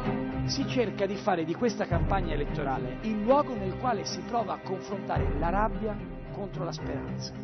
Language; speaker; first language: Italian; native; Italian